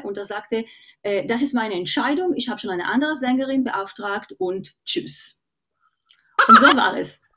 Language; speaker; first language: German; non-native, fluent; Hebrew